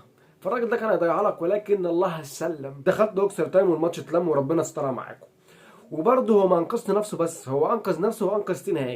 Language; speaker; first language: Arabic; native; Arabic